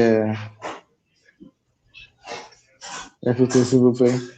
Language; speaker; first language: French; non-native, learner; English